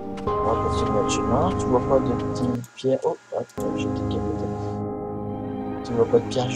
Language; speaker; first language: French; native; French